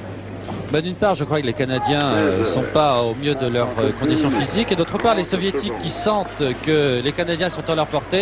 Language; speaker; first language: French; native; French